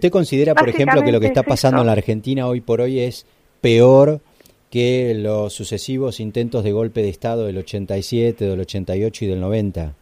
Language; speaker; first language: Spanish; native; Spanish